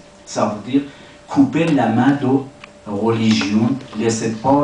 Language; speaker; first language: French; non-native, learner; Persian